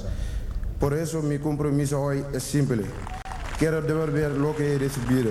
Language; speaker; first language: Spanish; non-native, learner; Wolof